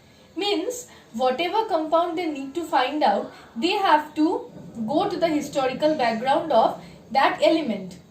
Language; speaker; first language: English; non-native, local second language; Bangla